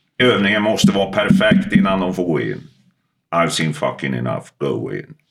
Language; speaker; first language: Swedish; early bilingual, other home language; Finnish